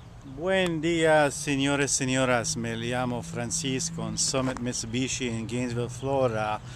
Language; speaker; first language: Spanish; non-native, learner; French